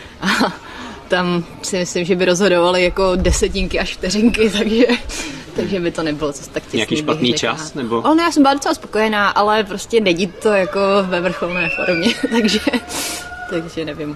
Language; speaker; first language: Czech; native; Czech